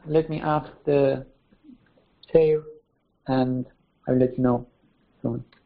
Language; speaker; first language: English; non-native, fluent; Persian